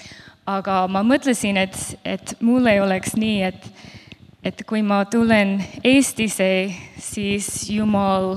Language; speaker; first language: Estonian; non-native, learner; Finnish